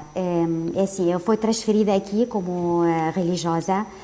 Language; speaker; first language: Portuguese; non-native, fluent; Arabic